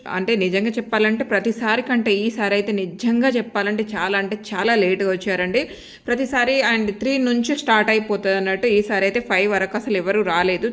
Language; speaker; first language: Telugu; non-native, local second language; Lambadi